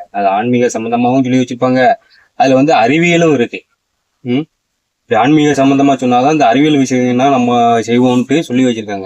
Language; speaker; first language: Tamil; native; Tamil